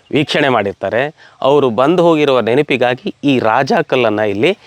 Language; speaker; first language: Kannada; native; Kannada